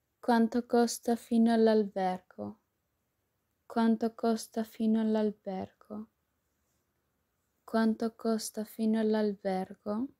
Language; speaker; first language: Italian; non-native, learner; Spanish